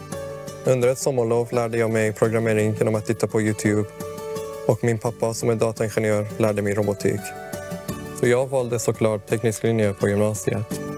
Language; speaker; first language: Swedish; early bilingual, other home language; Persian